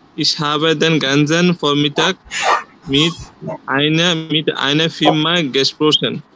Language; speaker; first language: German; non-native, learner; Bangla